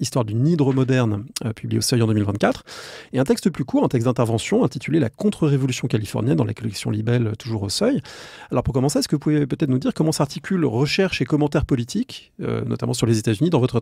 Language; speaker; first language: French; native; French